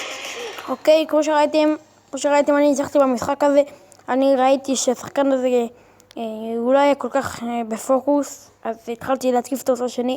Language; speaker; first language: Hebrew; native; Hebrew